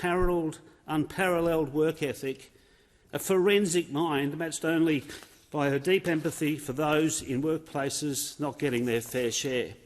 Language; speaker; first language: English; native; English